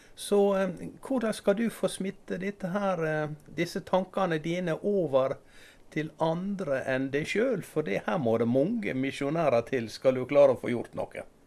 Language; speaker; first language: Norwegian; native; Norwegian